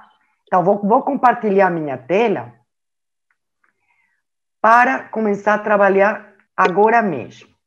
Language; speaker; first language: Portuguese; non-native, learner; French